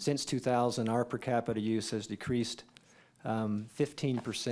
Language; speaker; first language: English; native; English